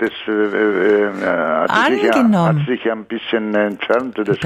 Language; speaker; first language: German; non-native, fluent; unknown